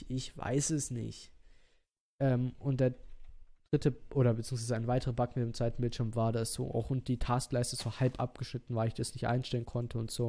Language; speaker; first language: German; native; German